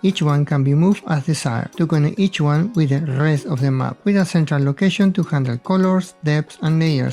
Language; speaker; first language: English; non-native, fluent; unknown